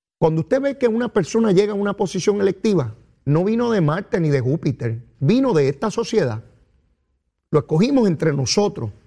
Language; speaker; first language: Spanish; native; Spanish